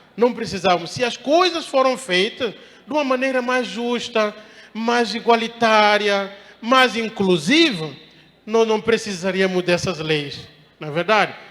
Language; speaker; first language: Portuguese; non-native, local second language; Upper Guinea Crioulo